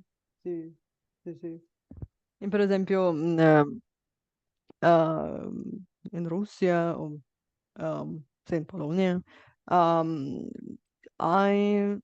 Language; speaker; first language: Italian; non-native, fluent; Bulgarian